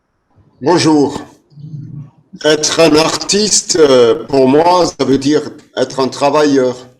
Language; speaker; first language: French; non-native, fluent; German